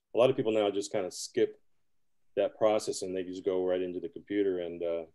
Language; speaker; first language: English; early bilingual, other home language; Spanish